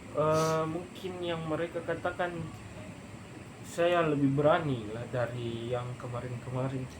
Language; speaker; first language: Indonesian; non-native, local second language; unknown